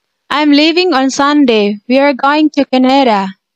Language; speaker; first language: English; non-native, fluent; Indonesian